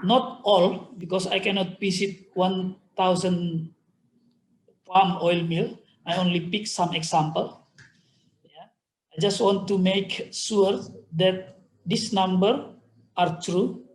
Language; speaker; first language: English; non-native, fluent; Indonesian